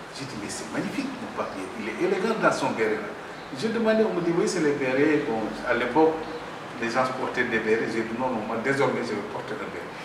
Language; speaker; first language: French; non-native, local second language; Wolof